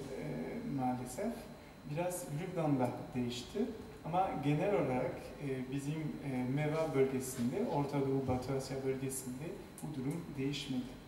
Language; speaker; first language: Turkish; non-native, fluent; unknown